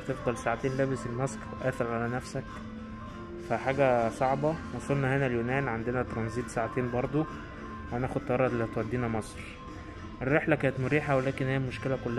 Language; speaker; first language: Arabic; native; Arabic